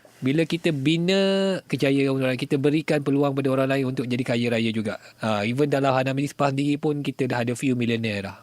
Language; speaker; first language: Malay; native; Malay